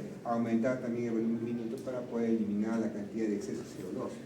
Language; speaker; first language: Spanish; native; Spanish